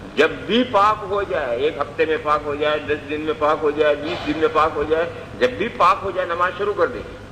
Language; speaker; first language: Urdu; non-native, local second language; Gujarati